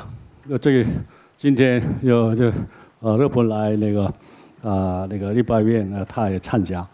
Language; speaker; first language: Chinese; non-native, learner; Korean